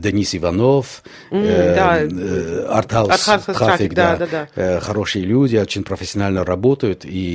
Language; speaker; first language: Russian; non-native, local second language; Armenian